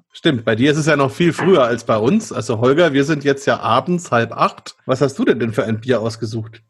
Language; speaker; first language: German; native; German